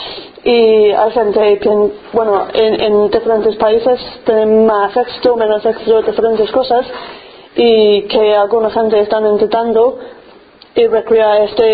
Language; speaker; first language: Spanish; non-native, fluent; English